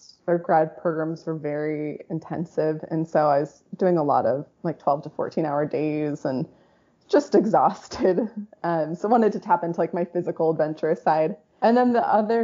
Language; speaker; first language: English; native; English